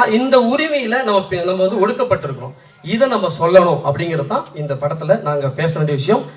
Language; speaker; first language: Tamil; native; Tamil